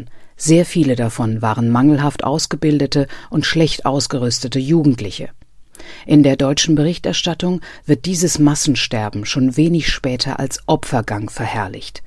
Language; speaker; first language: German; native; German